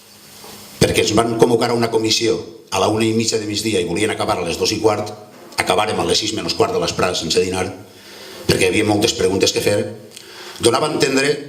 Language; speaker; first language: Catalan; native; Catalan